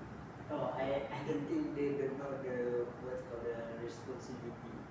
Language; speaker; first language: English; non-native, local second language; Malay